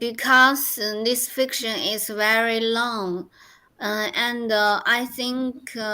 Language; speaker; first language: English; non-native, learner; Chinese